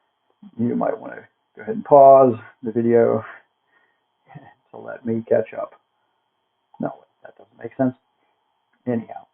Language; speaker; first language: English; native; English